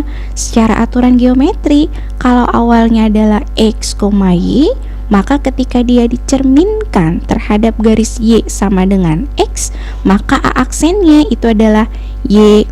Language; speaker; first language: Indonesian; native; Indonesian